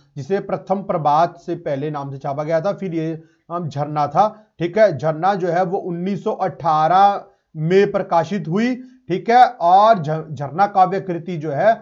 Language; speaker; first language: Hindi; non-native, local second language; Punjabi